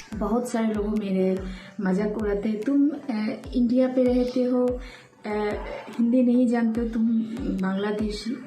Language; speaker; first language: Hindi; non-native, local second language; Bangla